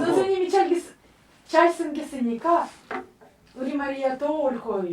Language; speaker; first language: Korean; non-native, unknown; Russian